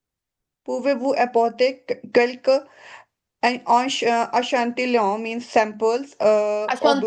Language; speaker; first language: French; non-native, learner; Punjabi